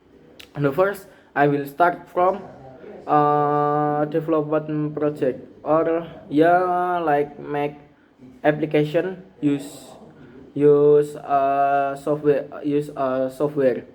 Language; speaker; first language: English; non-native, learner; Indonesian